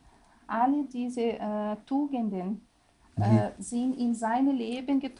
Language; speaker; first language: German; non-native, learner; Portuguese